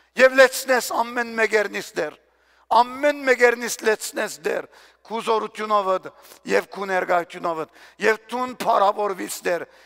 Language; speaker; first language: Armenian; native; Armenian